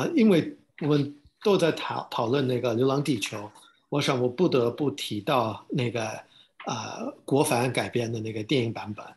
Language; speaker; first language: Chinese; non-native, fluent; English